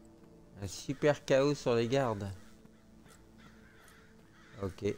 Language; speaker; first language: French; native; French